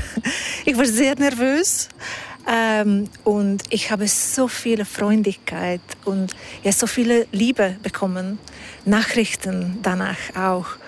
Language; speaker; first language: German; non-native, fluent; Hungarian